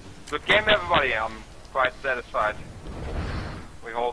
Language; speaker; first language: English; non-native, fluent; German